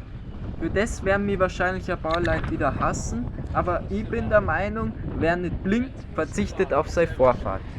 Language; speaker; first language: German; native; German